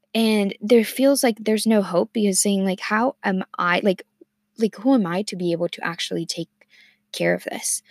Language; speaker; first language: English; non-native, fluent; Spanish